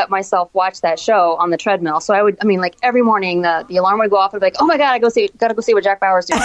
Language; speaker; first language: English; native; English